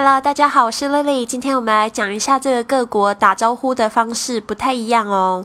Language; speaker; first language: Chinese; native; Chinese